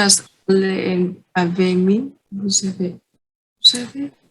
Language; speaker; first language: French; non-native, learner; Vietnamese